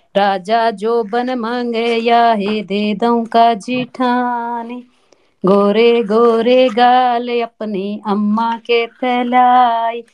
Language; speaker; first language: Hindi; native; Hindi